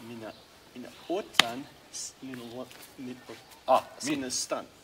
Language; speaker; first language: Finnish; non-native, learner; English